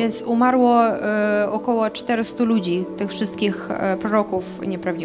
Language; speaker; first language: Polish; non-native, fluent; Russian